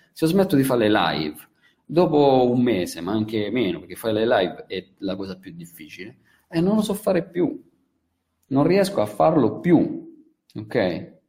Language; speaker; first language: Italian; native; Italian